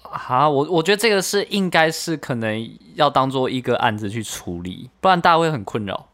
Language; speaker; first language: Chinese; native; Chinese